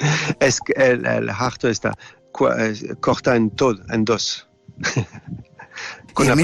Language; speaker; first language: Spanish; non-native, fluent; French